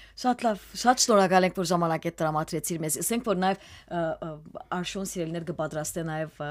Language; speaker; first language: Armenian; early bilingual, heritage; Armenian